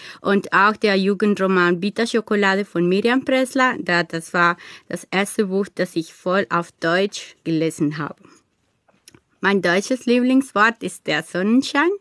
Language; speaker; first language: German; non-native, fluent; Spanish